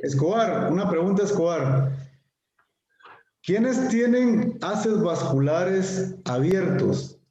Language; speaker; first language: Spanish; native; Spanish